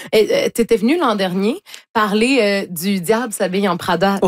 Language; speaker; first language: French; native; French